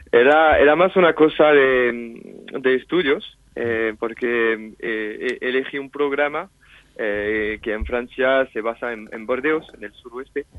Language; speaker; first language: Spanish; non-native, fluent; French